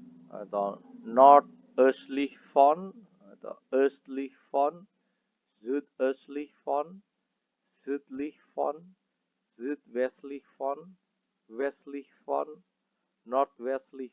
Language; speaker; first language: German; non-native, fluent; Indonesian